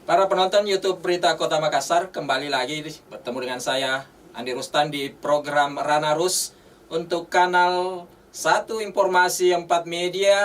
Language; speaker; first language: Indonesian; native; Indonesian